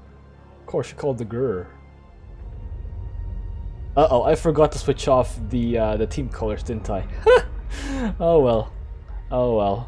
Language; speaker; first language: English; native; English